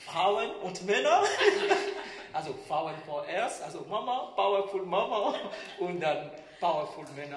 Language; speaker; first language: German; non-native, fluent; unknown